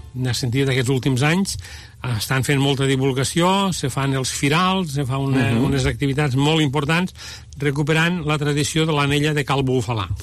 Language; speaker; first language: Catalan; native; Catalan